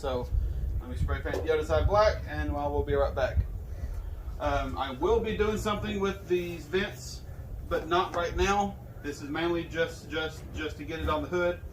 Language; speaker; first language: English; native; English